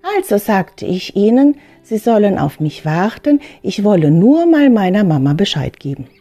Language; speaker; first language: German; early bilingual, other home language; Filipino